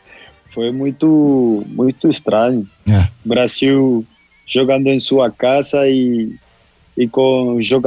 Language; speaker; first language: Portuguese; non-native, local second language; Spanish